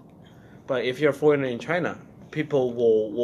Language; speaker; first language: English; non-native, fluent; Chinese